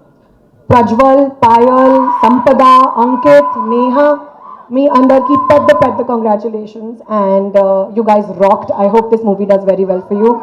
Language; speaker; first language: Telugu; non-native, local second language; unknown